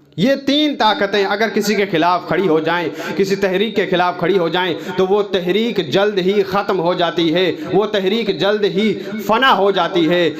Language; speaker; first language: Urdu; non-native, local second language; Sindhi